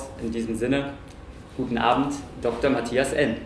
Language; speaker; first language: German; native; German